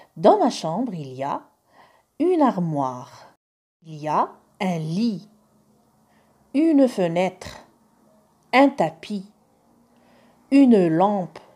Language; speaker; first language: French; non-native, local second language; Arabic